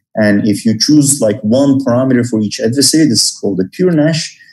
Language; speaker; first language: English; non-native, fluent; Turkish